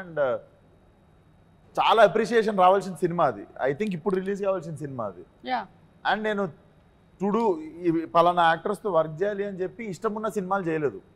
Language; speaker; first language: Telugu; native; Telugu